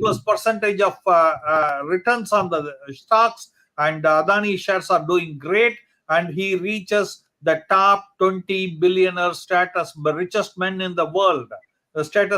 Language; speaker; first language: English; non-native, local second language; Hindi